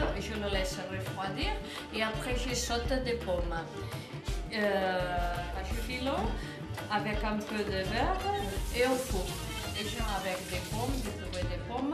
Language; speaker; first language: French; non-native, learner; Catalan